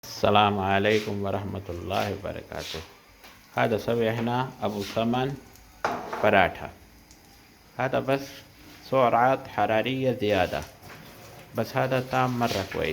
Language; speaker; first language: Arabic; non-native, local second language; Urdu